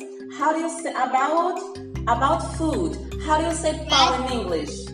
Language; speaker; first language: English; non-native, fluent; Portuguese